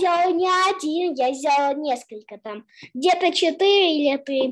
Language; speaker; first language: Russian; early bilingual, heritage; Russian